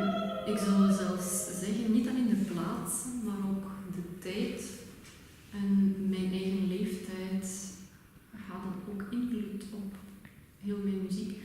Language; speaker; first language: Dutch; non-native, fluent; Russian